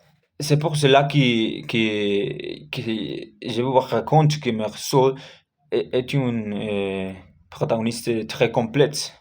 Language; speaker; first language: French; non-native, learner; Spanish